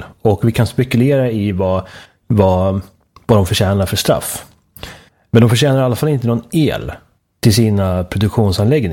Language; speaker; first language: Swedish; native; Swedish